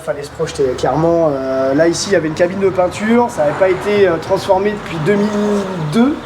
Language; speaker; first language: French; native; French